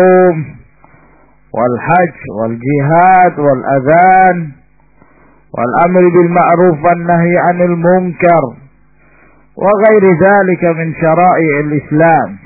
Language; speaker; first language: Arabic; non-native, fluent; Indonesian